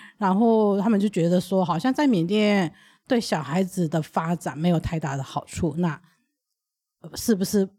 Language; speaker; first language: Chinese; early bilingual, other home language; Burmese